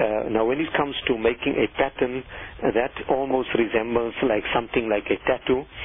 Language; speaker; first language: English; native; English